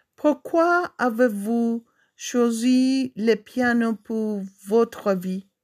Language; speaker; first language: French; non-native, learner; Spanish